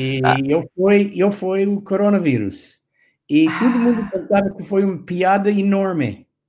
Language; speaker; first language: Portuguese; non-native, fluent; English